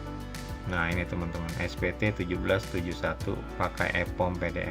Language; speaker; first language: Indonesian; native; Indonesian